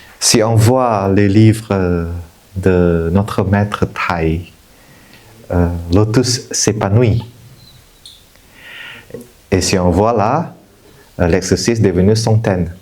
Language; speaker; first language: French; non-native, fluent; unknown